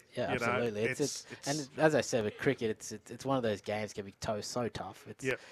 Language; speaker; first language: English; non-native, local second language; Urdu